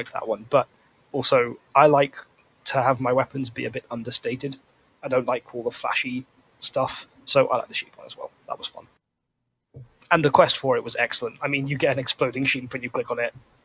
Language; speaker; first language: English; native; English